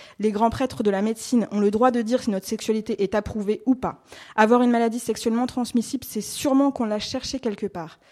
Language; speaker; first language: French; native; French